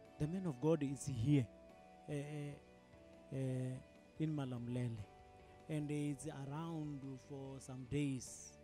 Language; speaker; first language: English; non-native, local second language; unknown